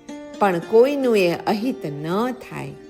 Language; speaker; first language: Gujarati; native; Gujarati